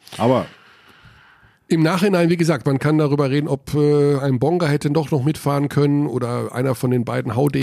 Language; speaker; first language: German; native; German